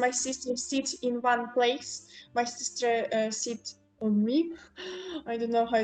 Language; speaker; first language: English; non-native, local second language; Ukrainian